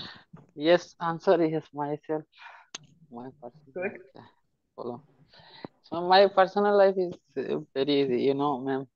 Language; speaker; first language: English; non-native, learner; Hindi